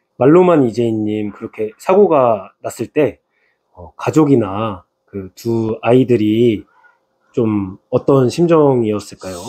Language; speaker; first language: Korean; native; Korean